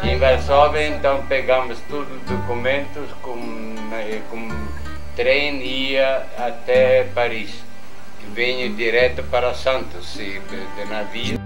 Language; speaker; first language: Portuguese; non-native, fluent; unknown